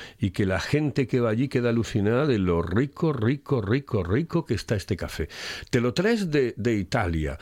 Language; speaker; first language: Spanish; native; Spanish